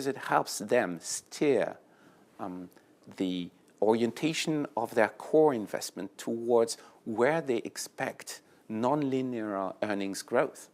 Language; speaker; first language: English; non-native, fluent; French